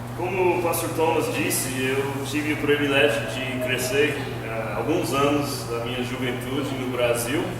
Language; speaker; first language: Portuguese; non-native, fluent; English